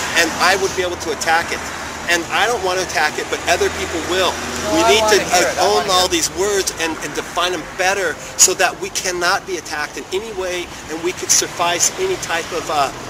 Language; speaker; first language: English; native; English